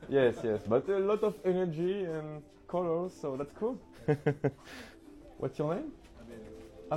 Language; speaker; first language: English; non-native, learner; French